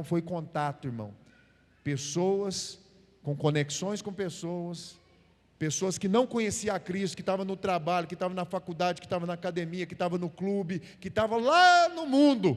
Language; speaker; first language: Portuguese; native; Portuguese